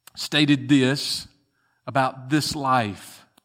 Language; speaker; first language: English; native; English